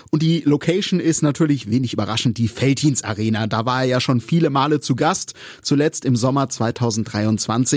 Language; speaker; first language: German; native; German